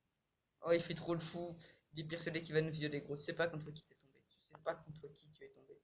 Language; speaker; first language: French; native; French